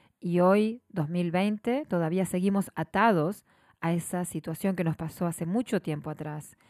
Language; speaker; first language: Spanish; native; Spanish